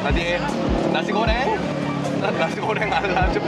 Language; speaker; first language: Indonesian; non-native, fluent; Korean